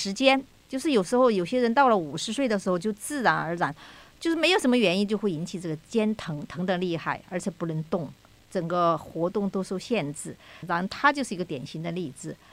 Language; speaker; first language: Chinese; native; Chinese